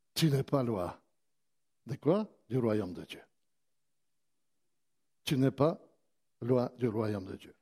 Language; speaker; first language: French; native; French